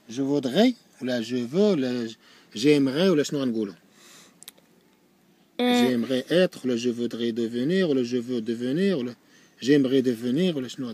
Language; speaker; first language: French; non-native, learner; Arabic